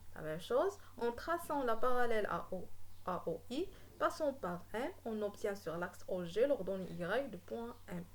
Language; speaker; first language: French; non-native, local second language; Arabic